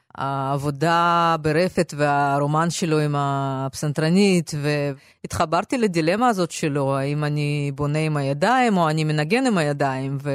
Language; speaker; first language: Hebrew; non-native, fluent; Russian